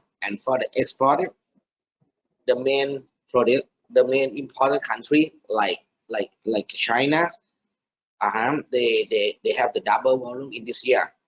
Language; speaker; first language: English; non-native, learner; Thai